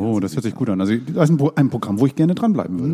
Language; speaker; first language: German; native; German